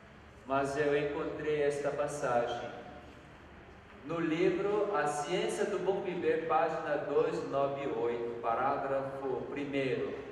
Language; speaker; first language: Portuguese; non-native, fluent; Korean